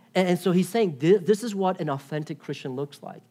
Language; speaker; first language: English; native; English